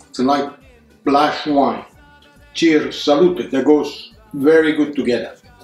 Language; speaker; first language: English; non-native, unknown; Italian